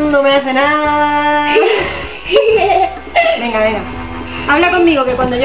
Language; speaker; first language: Spanish; native; Spanish